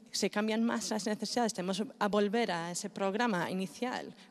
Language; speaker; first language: Spanish; non-native, fluent; Greek